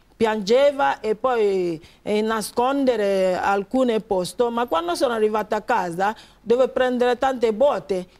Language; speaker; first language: Italian; non-native, fluent; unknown